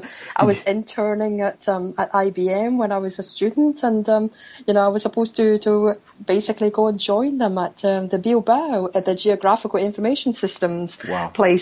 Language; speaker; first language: English; native; English